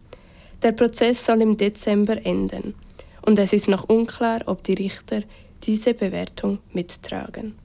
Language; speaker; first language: German; native; German